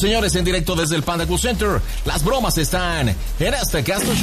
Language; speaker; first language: Spanish; native; Spanish